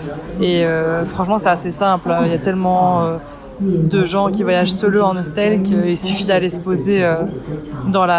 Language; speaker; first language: French; native; French